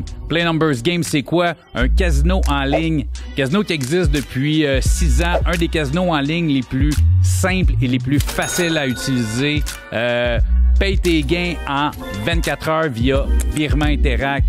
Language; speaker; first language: French; native; French